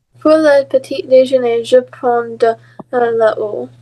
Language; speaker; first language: French; non-native, learner; English